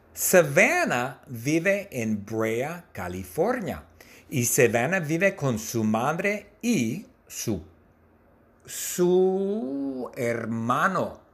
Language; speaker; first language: Spanish; non-native, learner; English